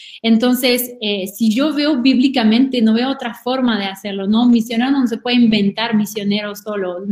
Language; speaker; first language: Spanish; non-native, fluent; French